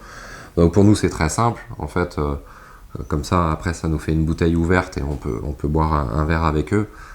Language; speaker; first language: French; native; French